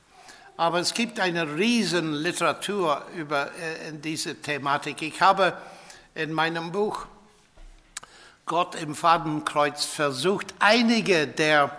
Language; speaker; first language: German; non-native, fluent; English